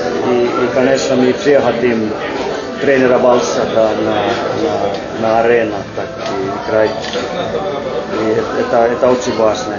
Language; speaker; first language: Russian; non-native, learner; Finnish